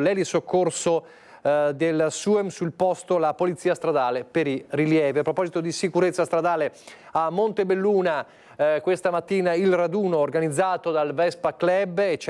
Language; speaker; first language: Italian; native; Italian